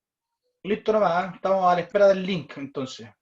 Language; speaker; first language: Spanish; native; Spanish